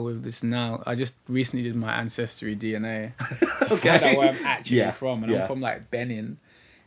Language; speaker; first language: English; native; English